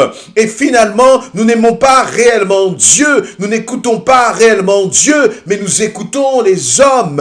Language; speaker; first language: French; native; French